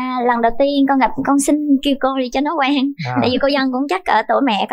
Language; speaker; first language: Vietnamese; native; Vietnamese